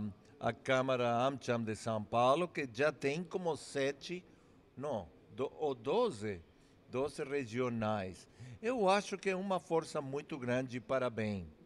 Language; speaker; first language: Portuguese; non-native, fluent; English